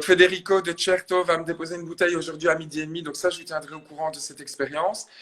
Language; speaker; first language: French; native; French